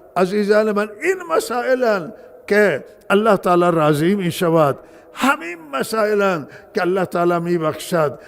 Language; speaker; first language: Persian; non-native, local second language; Baluchi